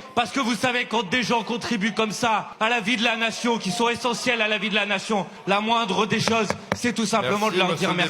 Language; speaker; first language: French; native; French